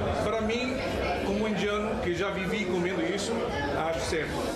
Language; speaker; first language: Portuguese; non-native, learner; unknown